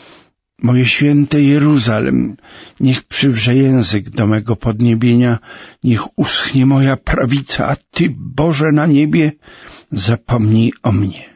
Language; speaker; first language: Polish; native; Polish